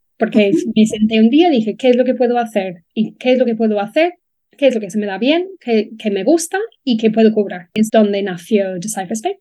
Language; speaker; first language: Spanish; non-native, fluent; English